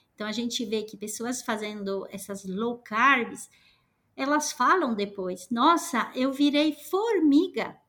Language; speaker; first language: Portuguese; non-native, fluent; French